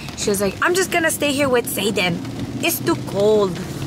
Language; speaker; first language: English; early bilingual, other home language; Spanish